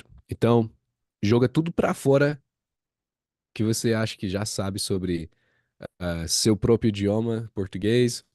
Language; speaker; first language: Portuguese; non-native, fluent; English